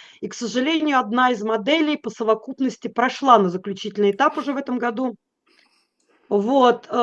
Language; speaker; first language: Russian; native; Russian